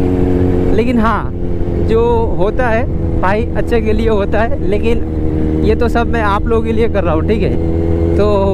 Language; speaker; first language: Hindi; native; Hindi